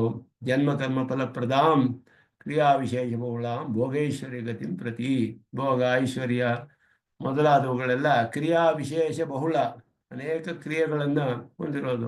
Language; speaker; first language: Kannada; native; Kannada